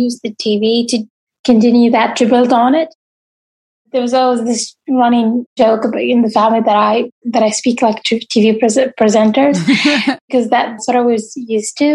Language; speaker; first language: English; non-native, fluent; Arabic